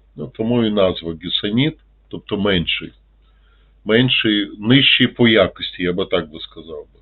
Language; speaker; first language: Ukrainian; non-native, local second language; Russian